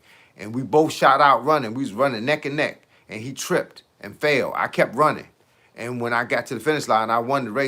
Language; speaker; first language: English; native; English